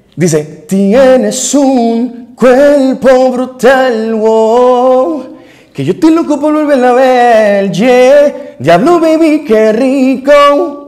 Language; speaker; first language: Spanish; native; Spanish